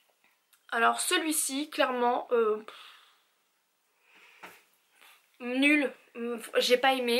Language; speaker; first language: French; native; French